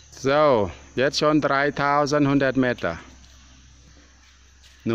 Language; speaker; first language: German; non-native, learner; Thai